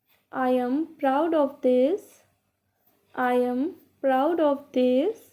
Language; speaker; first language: English; non-native, local second language; Hindi